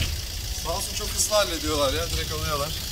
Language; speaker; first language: Turkish; native; Turkish